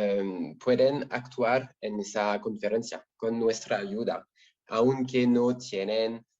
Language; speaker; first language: Spanish; non-native, learner; French